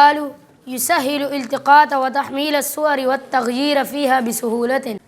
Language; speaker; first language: Arabic; non-native, learner; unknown